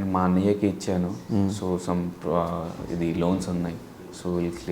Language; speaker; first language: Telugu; non-native, local second language; Urdu